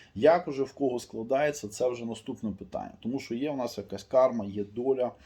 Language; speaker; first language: Ukrainian; native; Ukrainian